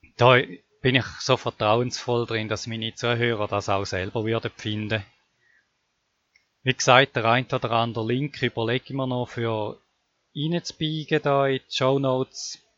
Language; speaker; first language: German; native; German